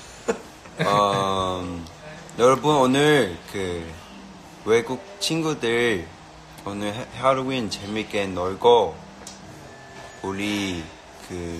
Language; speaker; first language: Korean; non-native, fluent; Chinese